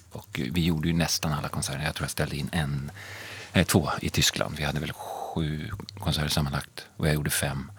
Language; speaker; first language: Swedish; native; Swedish